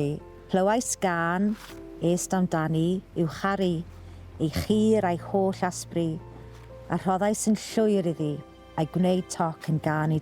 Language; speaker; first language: Welsh; native; Welsh